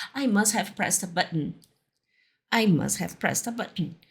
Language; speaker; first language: English; non-native, fluent; Portuguese